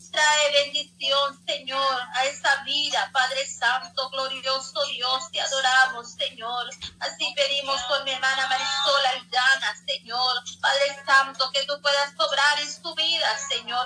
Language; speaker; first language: Spanish; native; Spanish